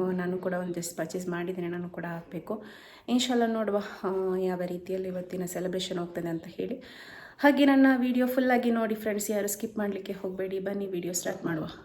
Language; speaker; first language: Kannada; non-native, local second language; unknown